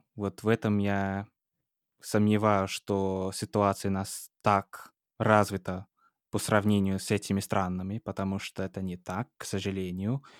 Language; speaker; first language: Russian; non-native, fluent; English